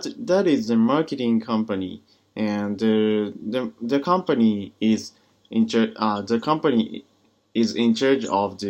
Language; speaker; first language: English; non-native, learner; Japanese